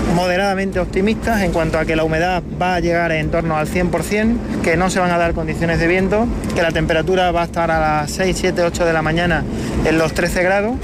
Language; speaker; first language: Spanish; native; Spanish